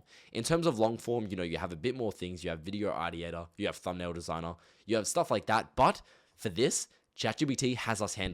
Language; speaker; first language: English; native; English